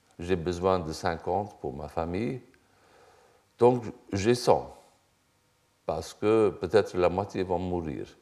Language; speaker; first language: French; non-native, fluent; Swedish